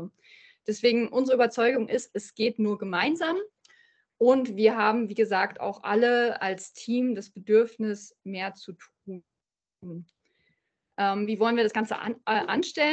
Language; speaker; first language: German; native; German